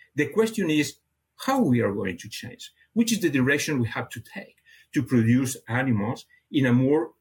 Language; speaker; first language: English; non-native, fluent; Catalan